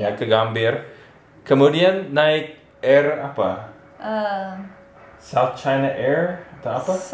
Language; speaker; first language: Indonesian; non-native, fluent; English